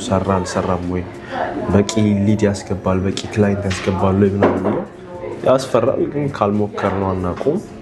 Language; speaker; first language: Amharic; native; Amharic